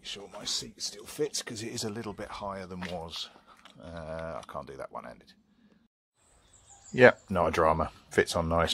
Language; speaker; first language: English; native; English